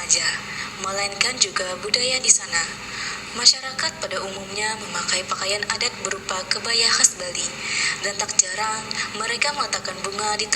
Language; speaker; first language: Indonesian; native; Indonesian